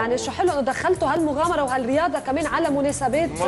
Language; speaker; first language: Arabic; native; Arabic